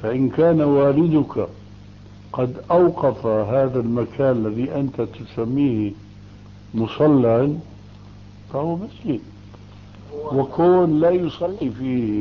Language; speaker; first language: Arabic; early bilingual, other home language; Albanian